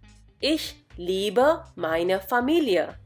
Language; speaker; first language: German; non-native, fluent; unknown